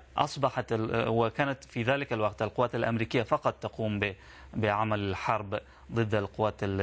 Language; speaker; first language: Arabic; non-native, fluent; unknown